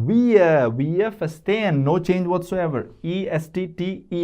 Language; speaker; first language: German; non-native, fluent; Hindi